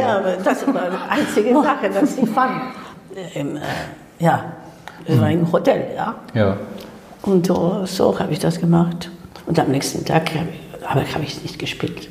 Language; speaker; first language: German; non-native, fluent; Spanish